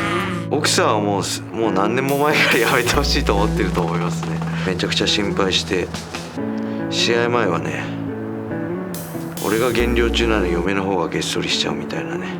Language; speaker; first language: Japanese; native; Japanese